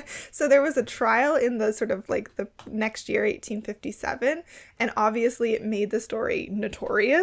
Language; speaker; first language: English; native; English